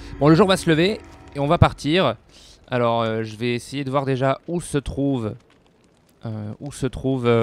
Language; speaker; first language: French; native; French